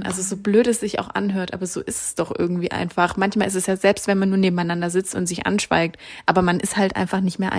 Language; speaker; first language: German; native; German